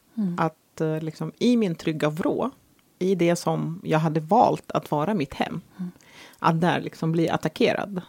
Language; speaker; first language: Swedish; early bilingual, other home language; Arabic